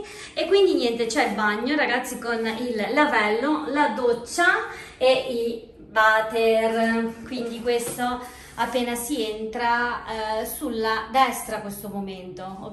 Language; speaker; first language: Italian; native; Italian